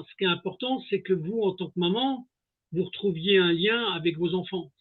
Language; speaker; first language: French; native; French